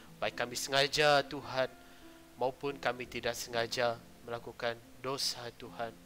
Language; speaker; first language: Malay; non-native, local second language; Iban